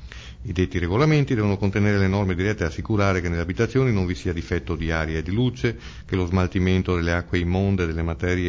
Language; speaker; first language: Italian; native; Italian